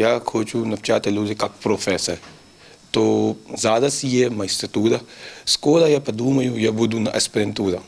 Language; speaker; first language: Ukrainian; non-native, learner; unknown